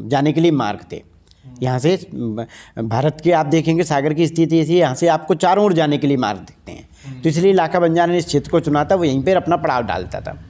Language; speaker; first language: Hindi; native; Hindi